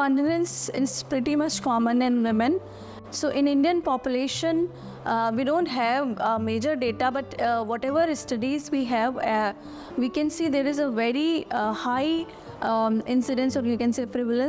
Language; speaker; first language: English; non-native, local second language; Hindi